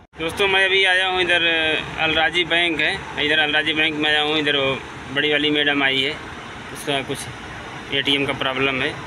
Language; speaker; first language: Hindi; native; Hindi